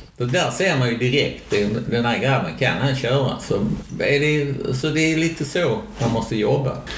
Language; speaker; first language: Swedish; native; Swedish